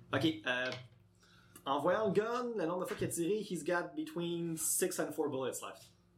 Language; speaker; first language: French; native; French